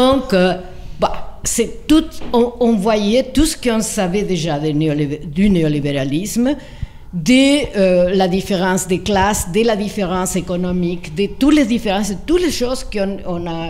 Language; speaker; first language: French; non-native, fluent; Spanish